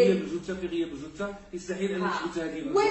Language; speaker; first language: Arabic; native; Arabic